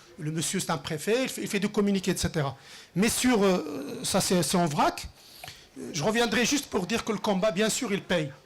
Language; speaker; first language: French; early bilingual, other home language; Riffian